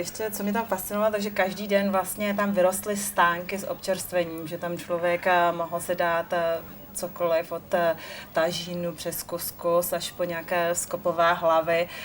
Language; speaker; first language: Czech; native; Czech